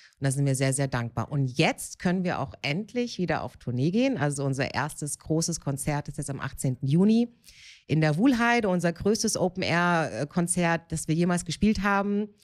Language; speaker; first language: German; native; German